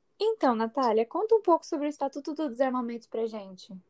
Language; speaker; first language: Portuguese; native; Portuguese